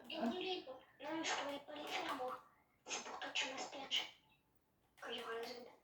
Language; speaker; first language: French; native; French